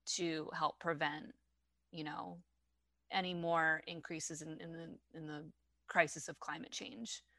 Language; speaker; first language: English; non-native, fluent; French